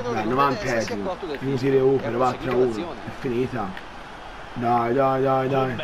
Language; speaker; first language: Italian; native; Italian